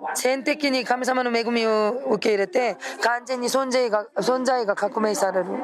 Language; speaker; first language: Japanese; non-native, fluent; Korean